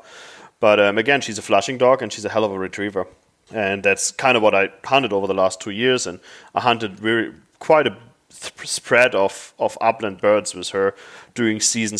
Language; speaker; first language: English; non-native, fluent; German